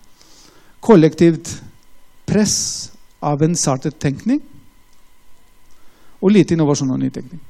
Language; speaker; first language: Norwegian; non-native, fluent; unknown